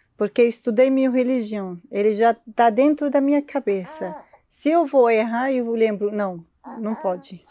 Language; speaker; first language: Portuguese; non-native, learner; Arabic